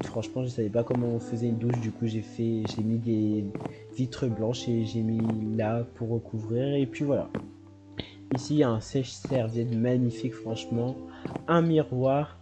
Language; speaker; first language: French; native; French